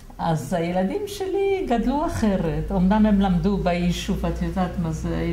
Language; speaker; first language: Hebrew; early bilingual, other home language; Yiddish